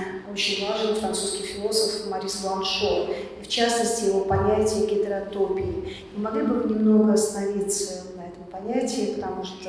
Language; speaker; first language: Russian; native; Russian